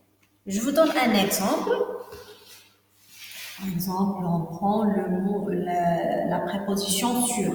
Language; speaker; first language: French; non-native, local second language; Arabic